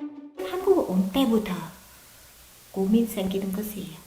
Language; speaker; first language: Korean; non-native, learner; Vietnamese